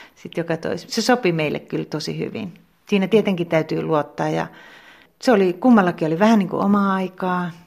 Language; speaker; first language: Finnish; native; Finnish